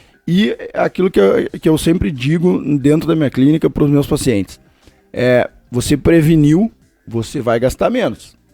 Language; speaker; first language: Portuguese; native; Portuguese